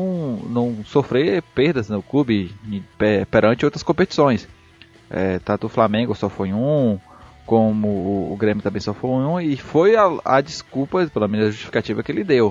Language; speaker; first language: Portuguese; native; Portuguese